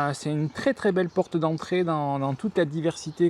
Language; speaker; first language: French; native; French